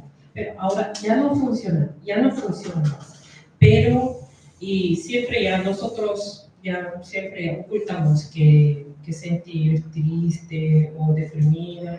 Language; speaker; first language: Spanish; non-native, learner; Korean